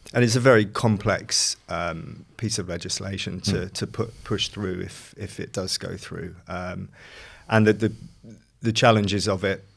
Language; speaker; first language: English; native; English